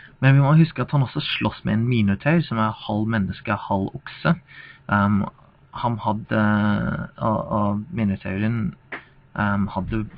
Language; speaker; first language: Norwegian; non-native, fluent; English